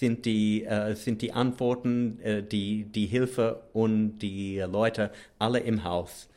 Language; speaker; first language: German; non-native, fluent; English